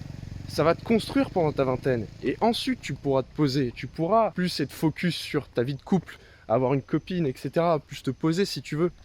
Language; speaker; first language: French; native; French